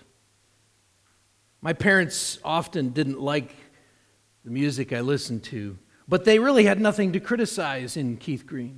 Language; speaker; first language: English; native; English